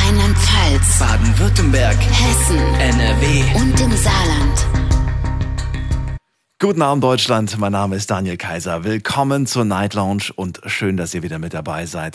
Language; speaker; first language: German; native; German